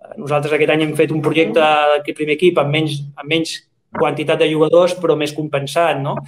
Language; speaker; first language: Catalan; native; Catalan